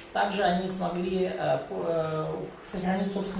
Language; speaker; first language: Russian; native; Russian